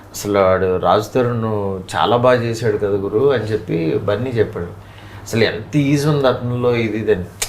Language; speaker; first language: Telugu; native; Telugu